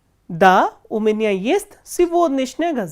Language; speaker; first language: Russian; non-native, fluent; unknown